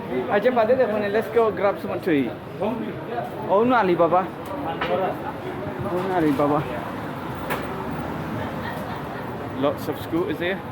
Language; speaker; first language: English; early bilingual, heritage; Bangla